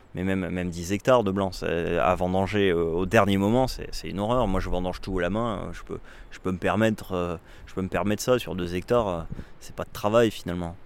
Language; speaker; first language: French; native; French